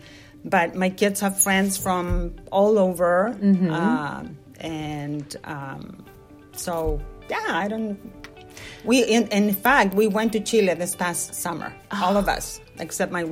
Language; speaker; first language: English; non-native, fluent; Spanish